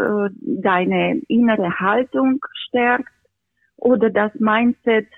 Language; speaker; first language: German; non-native, fluent; Romanian